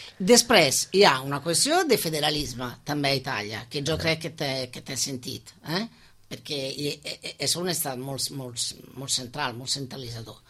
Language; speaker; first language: Catalan; non-native, fluent; Italian